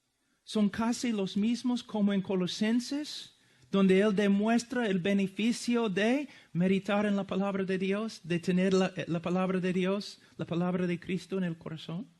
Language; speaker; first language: Spanish; non-native, fluent; English